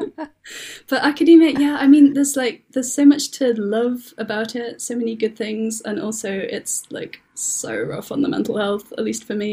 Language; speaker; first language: English; native; English